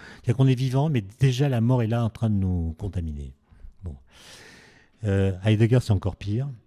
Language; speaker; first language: French; native; French